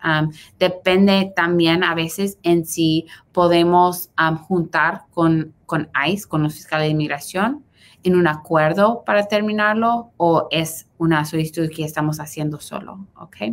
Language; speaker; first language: Spanish; early bilingual, heritage; Spanish